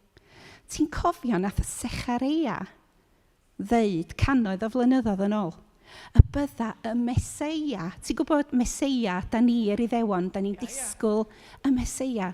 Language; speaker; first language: Welsh; native; Welsh